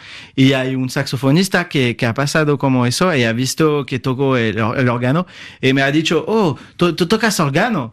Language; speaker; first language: Spanish; non-native, fluent; French